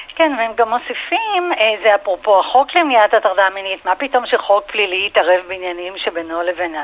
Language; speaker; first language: Hebrew; early bilingual, other home language; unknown